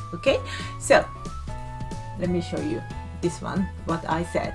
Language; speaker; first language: English; non-native, fluent; Japanese